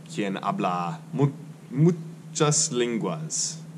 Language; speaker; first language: Spanish; non-native, learner; English